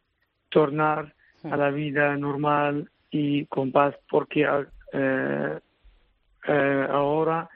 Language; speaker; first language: Spanish; non-native, learner; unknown